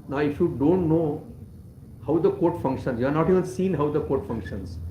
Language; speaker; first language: English; non-native, local second language; Marathi